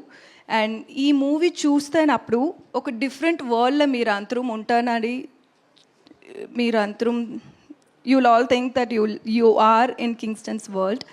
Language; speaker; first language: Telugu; non-native, learner; Tamil